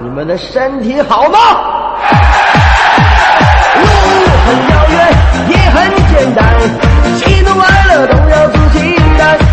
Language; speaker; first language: Chinese; native; Chinese